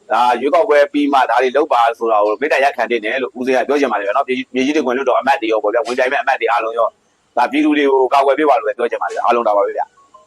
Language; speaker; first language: Burmese; native; Burmese